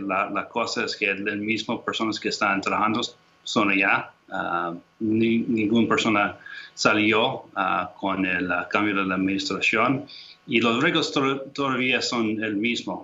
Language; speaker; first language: Spanish; non-native, fluent; English